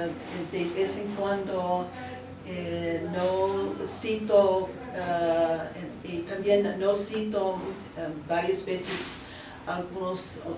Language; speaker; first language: Spanish; non-native, fluent; English